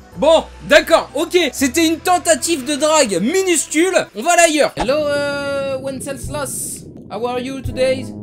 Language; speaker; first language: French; native; French